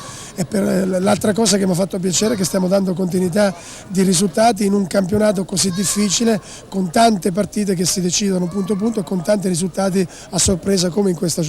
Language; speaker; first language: Italian; native; Italian